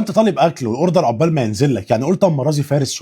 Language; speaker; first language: Arabic; native; Arabic